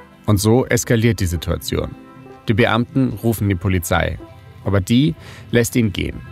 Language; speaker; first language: German; native; German